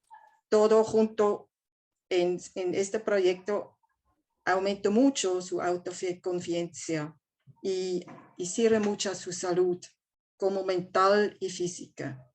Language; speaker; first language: Spanish; non-native, fluent; German